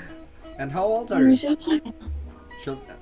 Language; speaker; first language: English; non-native, learner; Indonesian